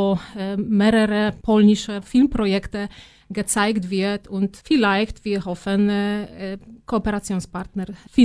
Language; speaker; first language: German; non-native, fluent; Polish